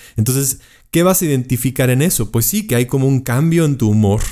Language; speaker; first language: Spanish; native; Spanish